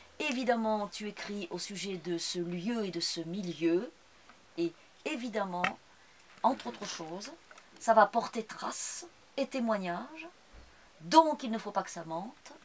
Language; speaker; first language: French; native; French